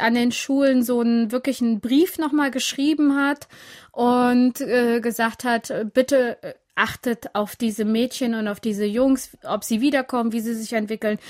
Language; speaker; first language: German; early bilingual, other home language; Albanian